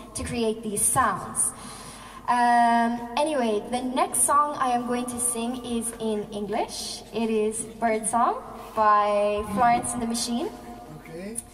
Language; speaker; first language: English; non-native, local second language; Irish